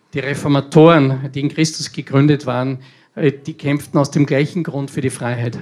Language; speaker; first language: German; native; German